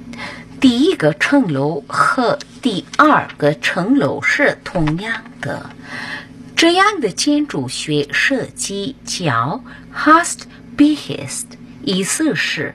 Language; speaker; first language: Chinese; non-native, learner; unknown